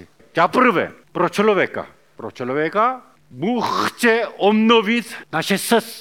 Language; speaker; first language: Czech; non-native, learner; Korean